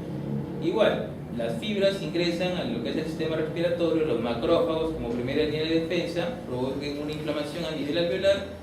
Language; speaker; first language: Spanish; native; Spanish